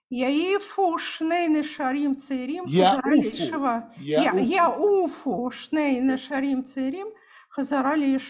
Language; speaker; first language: Hebrew; non-native, fluent; Russian